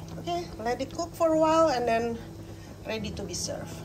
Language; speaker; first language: English; non-native, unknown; Indonesian